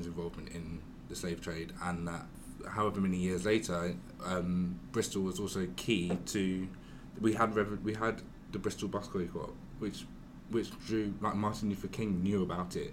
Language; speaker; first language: English; native; English